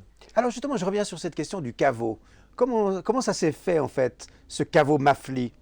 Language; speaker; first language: French; native; French